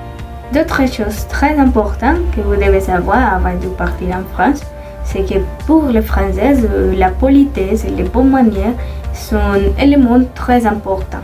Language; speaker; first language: French; non-native, learner; Spanish